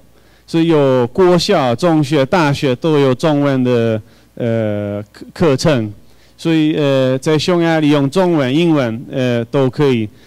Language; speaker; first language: Chinese; non-native, fluent; Hungarian